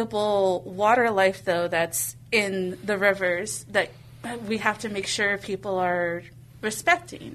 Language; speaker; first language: English; native; English